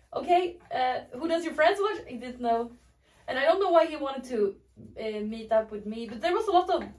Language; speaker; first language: English; non-native, fluent; Swedish